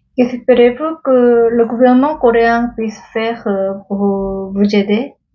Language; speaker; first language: French; non-native, learner; Korean